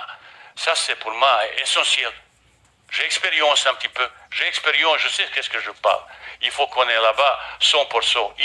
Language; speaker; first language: French; non-native, fluent; Bosnian